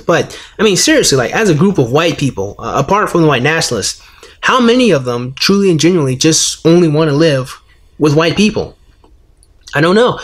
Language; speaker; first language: English; native; English